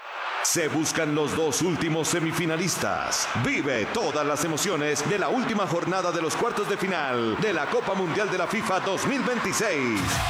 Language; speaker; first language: Spanish; native; Spanish